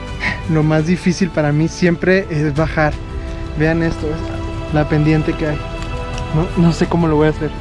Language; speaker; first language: Spanish; native; Spanish